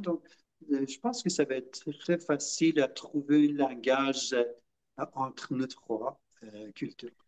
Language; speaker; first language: French; non-native, fluent; Persian